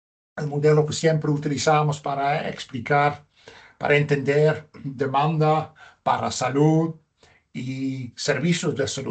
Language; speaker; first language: Spanish; non-native, fluent; Dutch